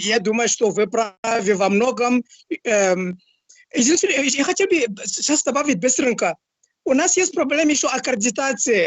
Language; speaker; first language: Russian; non-native, fluent; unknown